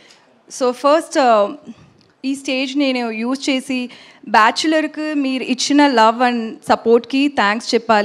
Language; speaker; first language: Telugu; non-native, learner; Tamil